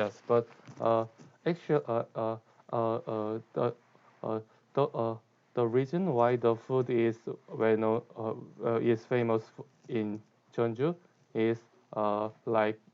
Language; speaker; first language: English; non-native, learner; Korean